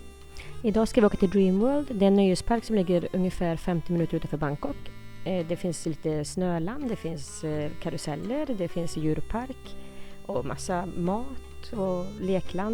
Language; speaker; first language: Swedish; native; Swedish